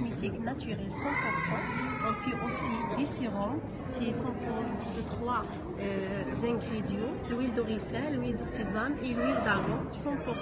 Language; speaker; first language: French; non-native, local second language; Arabic